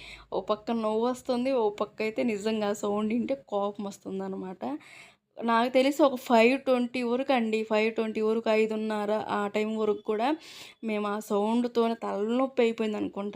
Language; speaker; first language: Telugu; native; Telugu